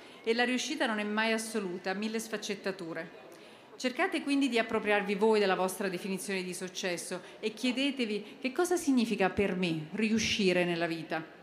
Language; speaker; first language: Italian; native; Italian